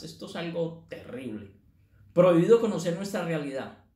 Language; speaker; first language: Spanish; native; Spanish